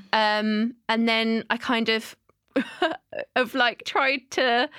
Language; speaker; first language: English; native; English